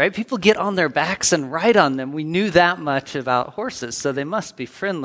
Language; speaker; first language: English; native; English